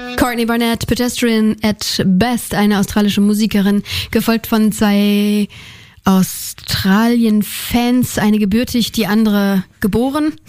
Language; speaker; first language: German; native; German